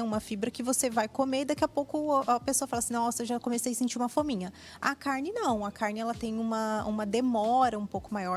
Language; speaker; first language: Portuguese; native; Portuguese